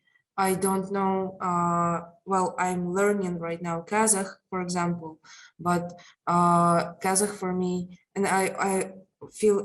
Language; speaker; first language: English; non-native, fluent; Russian